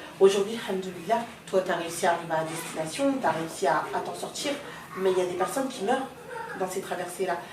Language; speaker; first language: French; native; French